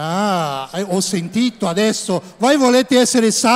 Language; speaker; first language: Italian; non-native, learner; Portuguese